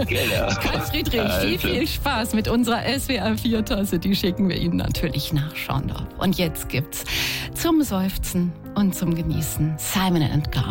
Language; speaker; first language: German; native; German